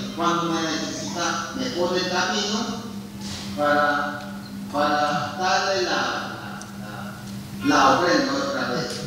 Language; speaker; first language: Spanish; non-native, local second language; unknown